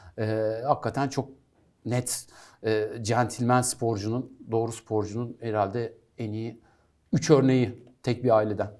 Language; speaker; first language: Turkish; native; Turkish